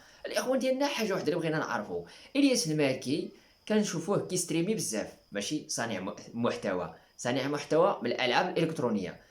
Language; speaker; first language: Arabic; native; Arabic